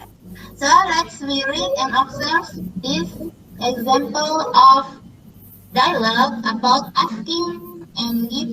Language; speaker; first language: English; non-native, learner; Indonesian